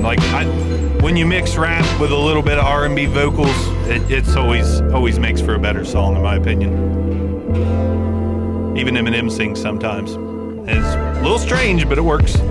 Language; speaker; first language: English; native; English